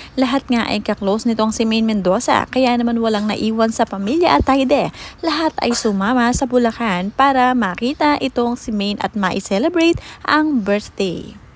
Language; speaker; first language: Filipino; native; Filipino